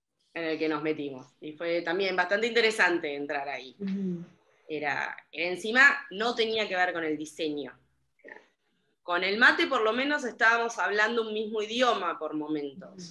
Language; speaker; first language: Spanish; native; Spanish